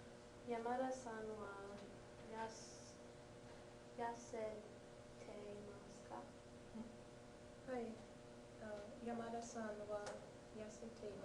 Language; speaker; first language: Japanese; non-native, learner; English